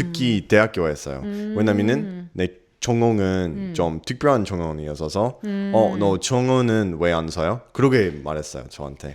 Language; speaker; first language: Korean; non-native, learner; English